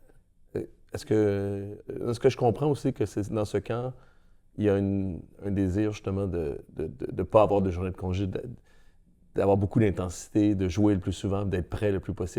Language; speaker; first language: French; native; French